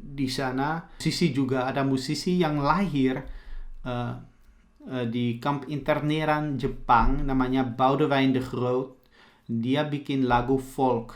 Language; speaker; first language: Indonesian; early bilingual, heritage; Dutch